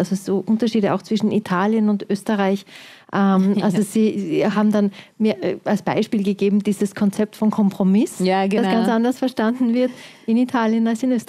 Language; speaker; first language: German; native; German